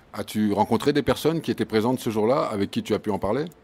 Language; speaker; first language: French; native; French